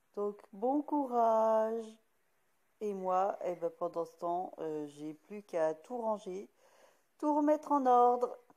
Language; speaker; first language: French; native; French